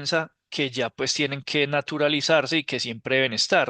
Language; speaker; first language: Spanish; native; Spanish